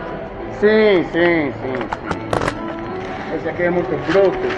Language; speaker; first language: Spanish; non-native, learner; English